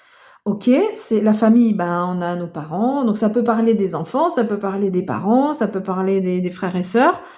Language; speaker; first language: French; native; French